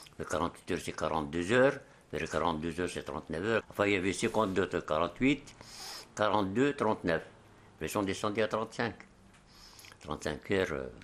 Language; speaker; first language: French; non-native, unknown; Arabic